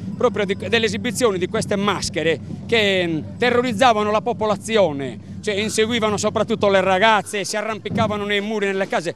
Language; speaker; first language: Italian; native; Italian